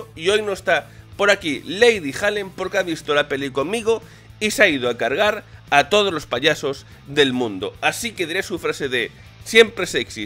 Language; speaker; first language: Spanish; native; Spanish